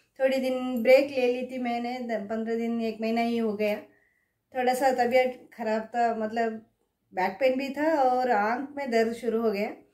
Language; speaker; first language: Hindi; non-native, local second language; Kannada